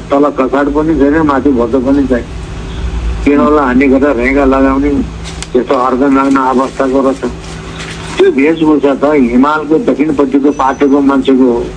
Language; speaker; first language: Nepali; non-native, local second language; Gurung